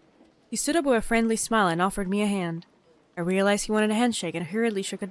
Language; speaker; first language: English; non-native, fluent; Polish